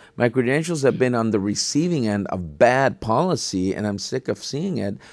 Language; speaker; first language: English; native; English